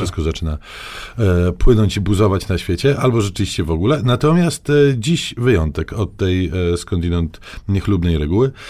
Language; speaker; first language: Polish; native; Polish